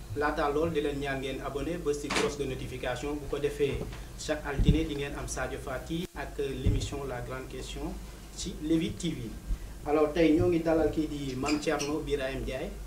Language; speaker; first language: Wolof; native; Wolof